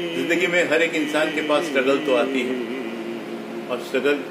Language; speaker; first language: Hindi; non-native, local second language; Gujarati